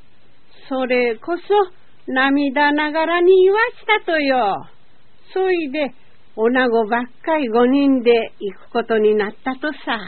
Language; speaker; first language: Japanese; native; Japanese